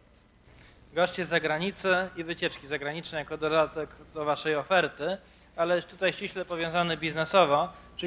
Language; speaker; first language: Polish; native; Polish